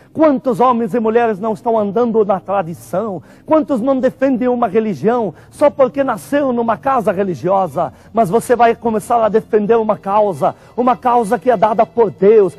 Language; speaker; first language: Portuguese; non-native, fluent; Arabic